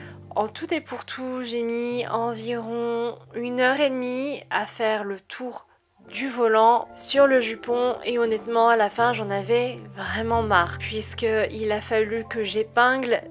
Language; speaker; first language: French; native; French